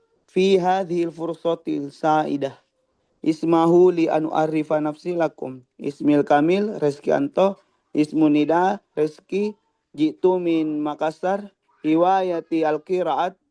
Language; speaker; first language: Arabic; non-native, learner; Indonesian